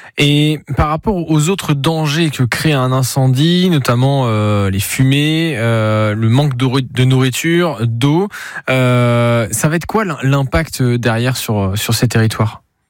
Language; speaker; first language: French; native; French